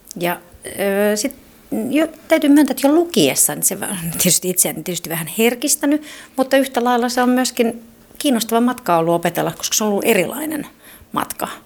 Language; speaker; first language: Finnish; native; Finnish